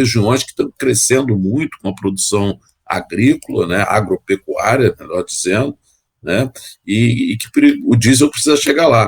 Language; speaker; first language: Portuguese; native; Portuguese